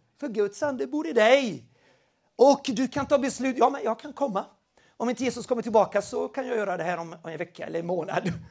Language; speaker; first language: Swedish; non-native, fluent; Spanish